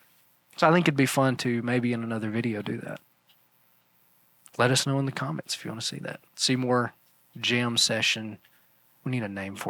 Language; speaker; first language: English; native; English